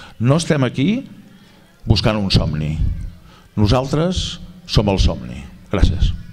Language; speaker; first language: Catalan; native; Catalan